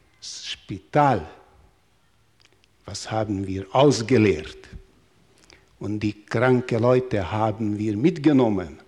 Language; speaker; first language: German; non-native, fluent; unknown